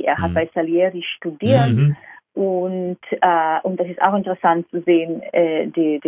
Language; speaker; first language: German; non-native, fluent; Hebrew